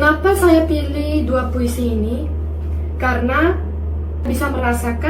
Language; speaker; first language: Indonesian; non-native, fluent; Korean